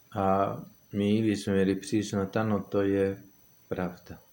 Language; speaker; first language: Czech; non-native, fluent; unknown